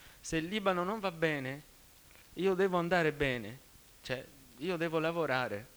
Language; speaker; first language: Italian; non-native, fluent; Arabic